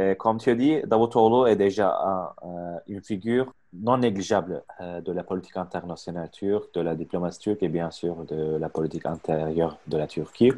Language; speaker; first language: French; non-native, fluent; Turkish